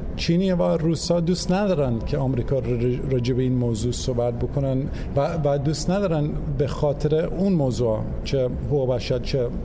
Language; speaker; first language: Persian; early bilingual, heritage; English